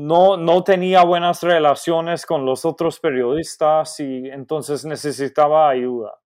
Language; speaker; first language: Spanish; non-native, fluent; Maltese